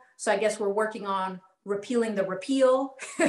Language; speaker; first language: English; native; English